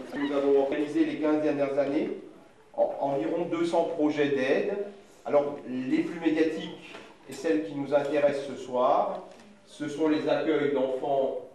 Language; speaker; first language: French; native; French